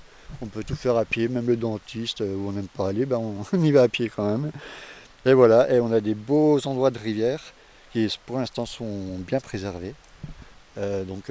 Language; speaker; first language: French; native; French